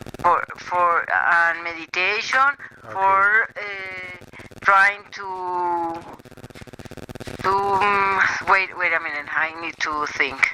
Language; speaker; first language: English; non-native, learner; Spanish